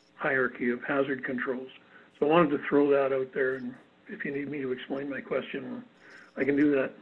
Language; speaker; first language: English; native; English